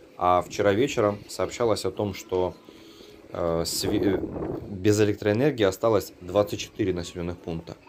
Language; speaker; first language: Russian; native; Russian